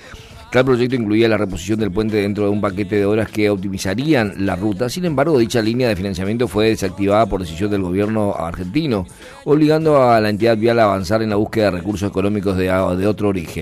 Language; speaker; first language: Spanish; native; Spanish